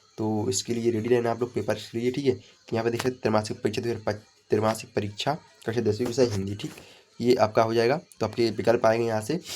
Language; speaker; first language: Hindi; native; Hindi